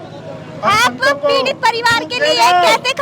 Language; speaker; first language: Hindi; native; Hindi